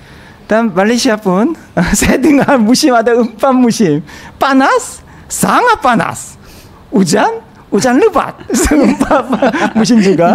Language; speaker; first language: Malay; non-native, learner; Korean